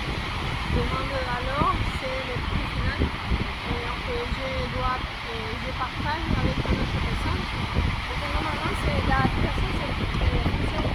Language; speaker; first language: French; non-native, learner; Portuguese